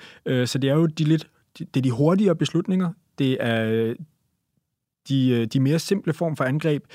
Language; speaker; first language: Danish; native; Danish